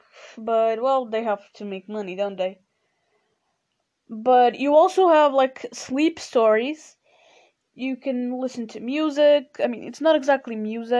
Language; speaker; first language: English; non-native, fluent; Portuguese